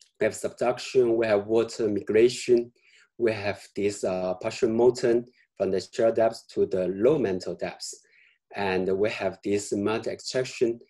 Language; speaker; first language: English; non-native, fluent; Chinese